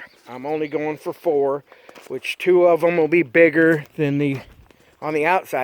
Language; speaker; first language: English; native; English